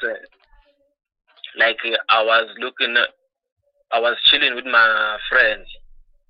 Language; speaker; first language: English; non-native, local second language; Swati